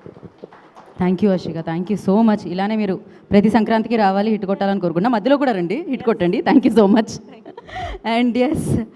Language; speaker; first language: Telugu; native; Telugu